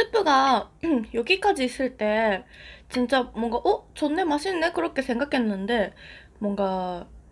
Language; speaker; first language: Korean; non-native, fluent; Japanese